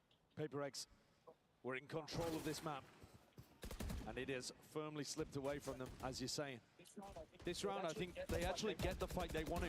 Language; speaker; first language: English; native; English